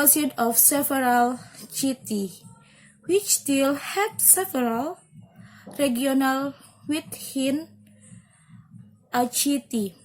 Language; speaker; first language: English; non-native, learner; Indonesian